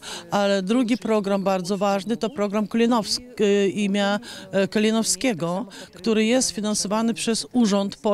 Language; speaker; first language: Polish; non-native, fluent; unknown